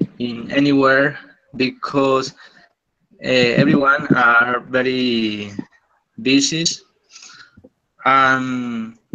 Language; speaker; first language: English; non-native, learner; Spanish